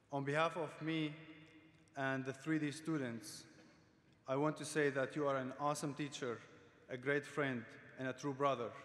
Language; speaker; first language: English; non-native, fluent; Arabic